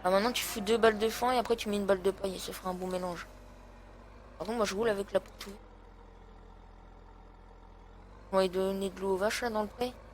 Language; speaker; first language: French; native; French